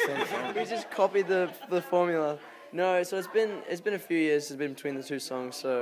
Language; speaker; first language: English; native; English